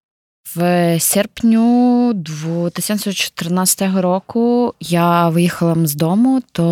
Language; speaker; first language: Polish; non-native, learner; Ukrainian